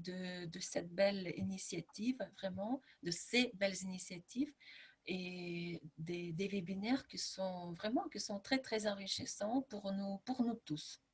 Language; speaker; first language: French; non-native, fluent; Lithuanian